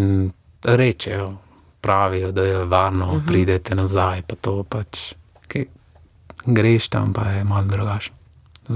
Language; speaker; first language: Slovenian; non-native, fluent; Persian